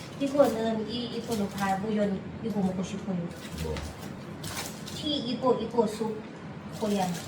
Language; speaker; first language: Korean; non-native, learner; Thai